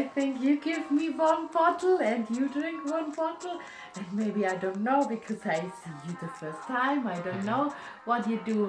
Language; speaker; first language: English; non-native, learner; German